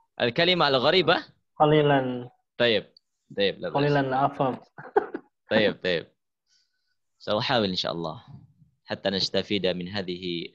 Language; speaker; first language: Arabic; non-native, fluent; Indonesian